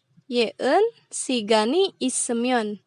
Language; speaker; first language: Korean; non-native, fluent; Indonesian